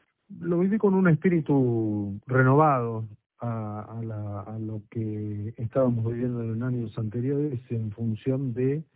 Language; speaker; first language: Spanish; native; Spanish